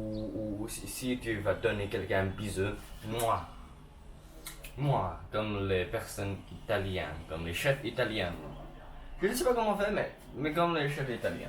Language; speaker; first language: French; non-native, learner; English